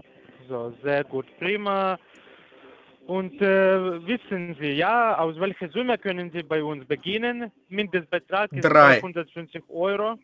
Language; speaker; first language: German; non-native, learner; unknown